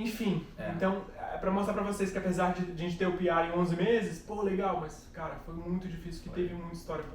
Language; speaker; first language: Portuguese; native; Portuguese